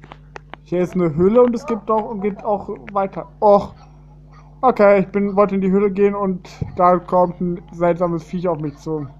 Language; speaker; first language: German; native; German